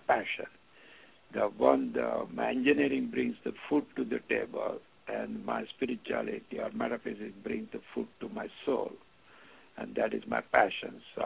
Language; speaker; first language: English; non-native, local second language; Gujarati